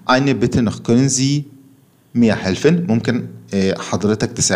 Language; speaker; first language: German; non-native, fluent; Arabic